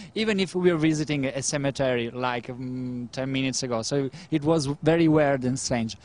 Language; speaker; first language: English; non-native, fluent; Italian